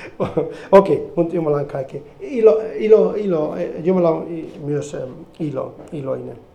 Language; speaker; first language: Finnish; non-native, fluent; Spanish